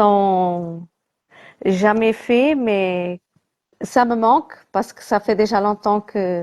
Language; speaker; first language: French; non-native, learner; Portuguese